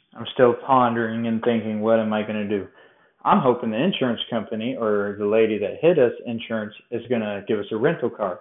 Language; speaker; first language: English; native; English